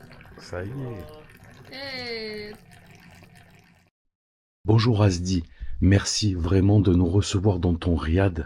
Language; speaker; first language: French; native; French